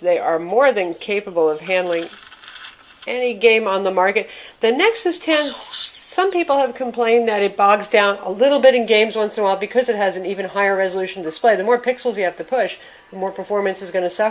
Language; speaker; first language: English; native; English